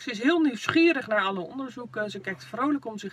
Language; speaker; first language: Dutch; native; Dutch